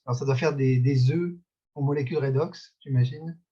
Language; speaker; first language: French; native; French